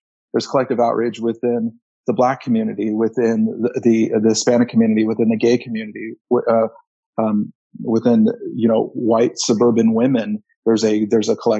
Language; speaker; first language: English; native; English